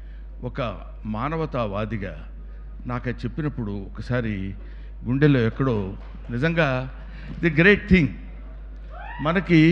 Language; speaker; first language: Telugu; native; Telugu